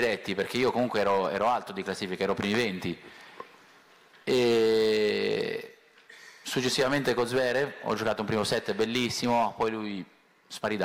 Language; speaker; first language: Italian; native; Italian